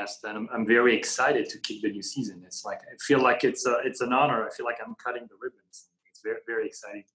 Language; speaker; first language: English; non-native, fluent; French